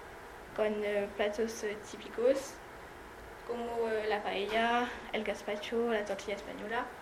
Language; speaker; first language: Spanish; non-native, learner; French